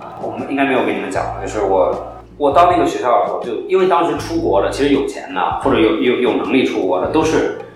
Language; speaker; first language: Chinese; early bilingual, heritage; Chinese